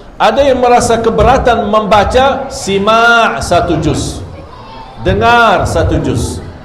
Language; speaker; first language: Indonesian; non-native, fluent; Arabic